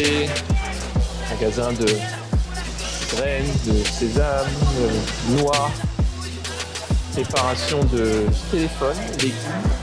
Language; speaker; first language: French; native; French